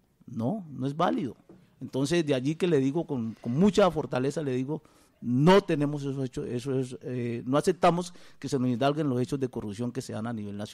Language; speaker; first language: Spanish; native; Spanish